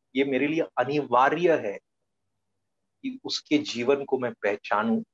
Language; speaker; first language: Hindi; non-native, local second language; Marathi